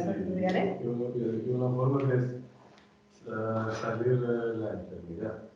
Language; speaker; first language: Spanish; non-native, learner; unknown